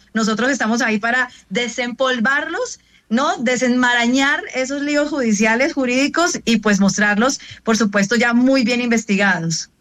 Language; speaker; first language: Spanish; native; Spanish